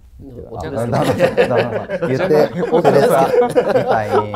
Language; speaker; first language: Japanese; native; Japanese